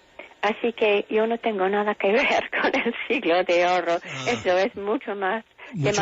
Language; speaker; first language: Spanish; non-native, fluent; English